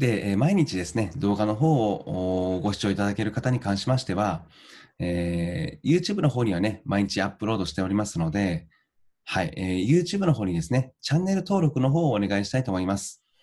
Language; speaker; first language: Japanese; native; Japanese